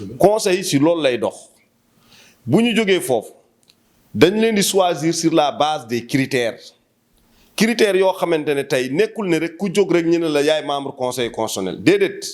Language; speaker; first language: Wolof; non-native, local second language; Fula